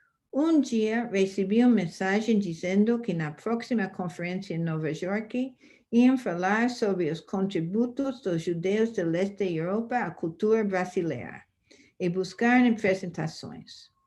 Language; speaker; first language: Portuguese; non-native, fluent; English